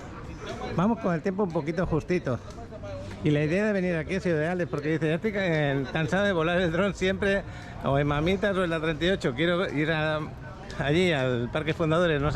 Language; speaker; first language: Spanish; native; Spanish